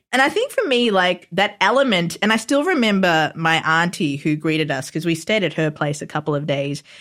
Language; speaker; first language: English; native; English